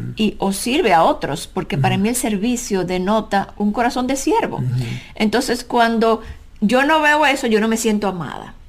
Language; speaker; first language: Spanish; native; Spanish